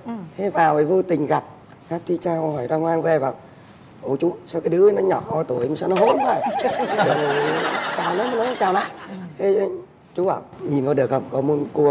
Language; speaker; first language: Vietnamese; native; Vietnamese